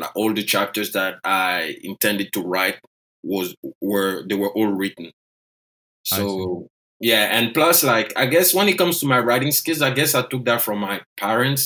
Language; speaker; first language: English; non-native, fluent; French